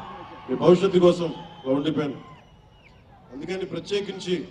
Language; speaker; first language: Telugu; native; Telugu